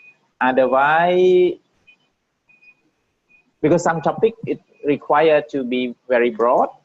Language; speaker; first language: English; non-native, learner; Vietnamese